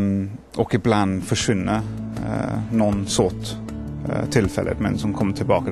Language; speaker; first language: Swedish; non-native, fluent; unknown